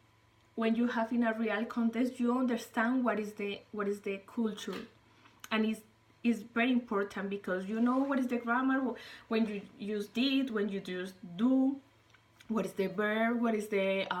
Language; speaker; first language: English; non-native, learner; Spanish